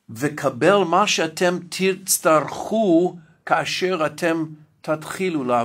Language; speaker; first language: Hebrew; non-native, fluent; English